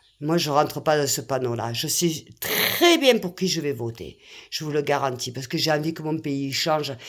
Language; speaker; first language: French; native; French